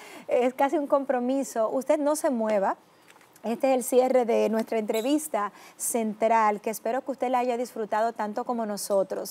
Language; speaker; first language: Spanish; native; Spanish